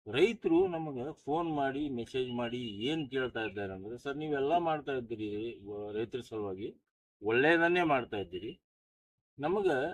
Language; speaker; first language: Kannada; native; Kannada